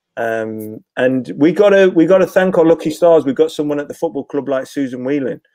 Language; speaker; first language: English; native; English